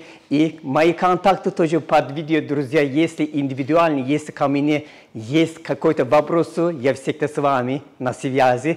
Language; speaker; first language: Russian; non-native, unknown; Turkish